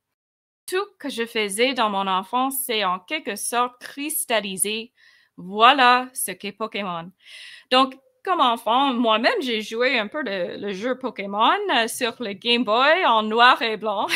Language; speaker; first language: French; non-native, fluent; English